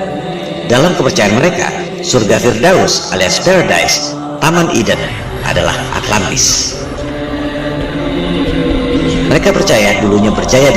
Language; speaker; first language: Indonesian; native; Indonesian